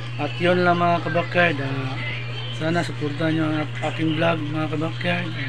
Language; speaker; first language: Filipino; non-native, local second language; Cebuano